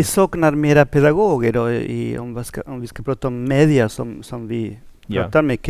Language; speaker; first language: Swedish; non-native, fluent; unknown